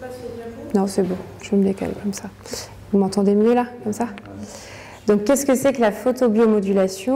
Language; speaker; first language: French; native; French